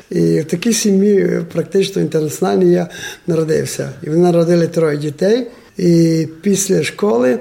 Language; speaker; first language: Ukrainian; non-native, local second language; Romanian